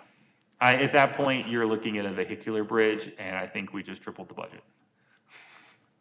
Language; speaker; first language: English; native; English